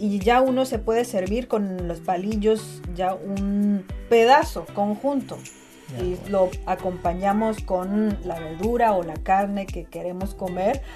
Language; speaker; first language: Spanish; non-native, fluent; Chinese